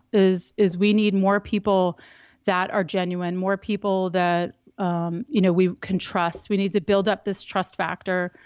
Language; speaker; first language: English; native; English